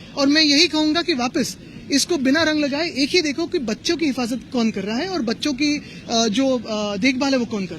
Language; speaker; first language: Hindi; non-native, local second language; Marathi